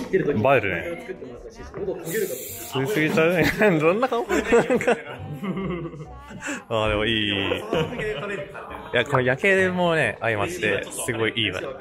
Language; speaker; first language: Japanese; native; Japanese